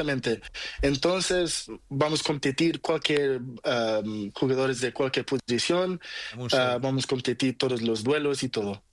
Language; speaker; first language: Spanish; non-native, learner; Portuguese